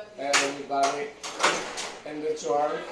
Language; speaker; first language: English; non-native, learner; Chinese